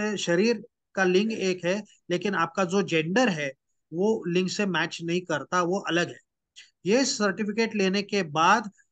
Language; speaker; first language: Hindi; non-native, local second language; Marathi